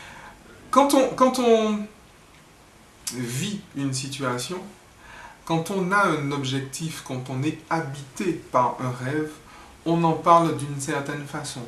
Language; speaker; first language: French; native; French